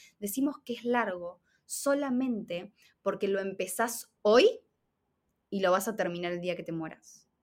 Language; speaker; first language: Spanish; native; Spanish